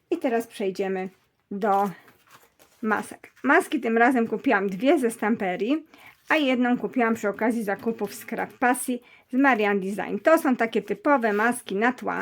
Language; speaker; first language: Polish; native; Polish